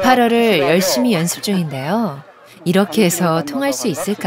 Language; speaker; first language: Korean; native; Korean